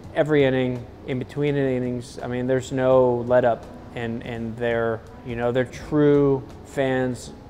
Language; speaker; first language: English; native; English